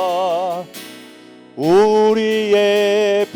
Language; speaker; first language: Korean; native; Korean